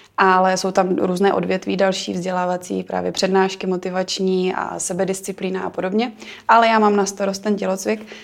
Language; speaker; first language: Czech; native; Czech